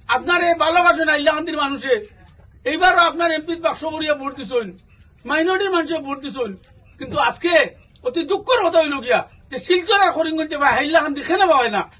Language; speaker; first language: Bangla; native; Bangla